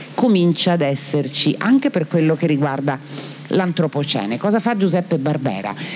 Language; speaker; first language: Italian; native; Italian